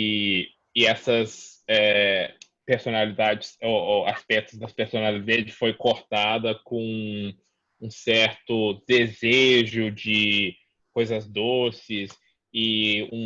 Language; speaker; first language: Portuguese; early bilingual, heritage; Portuguese